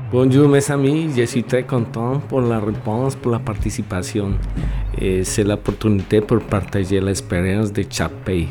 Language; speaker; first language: French; non-native, learner; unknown